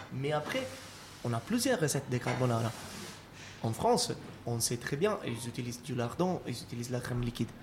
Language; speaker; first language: French; non-native, fluent; Italian